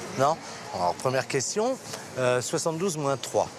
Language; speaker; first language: French; native; French